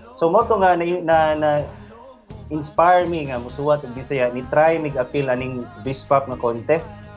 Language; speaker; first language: Cebuano; native; Cebuano